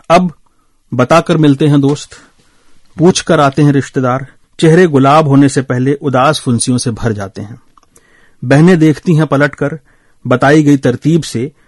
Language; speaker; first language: Hindi; native; Hindi